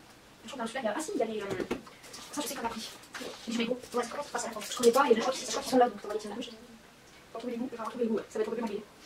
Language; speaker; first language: French; native; French